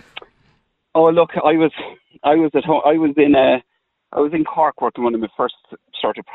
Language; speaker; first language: English; native; English